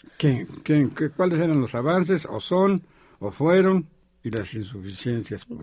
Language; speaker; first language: Spanish; native; Spanish